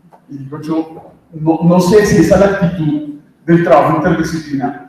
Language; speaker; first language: Spanish; native; Spanish